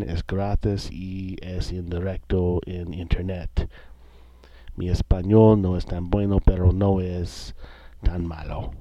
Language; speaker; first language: Spanish; non-native, learner; English